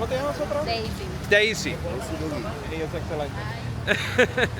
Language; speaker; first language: Spanish; non-native, learner; English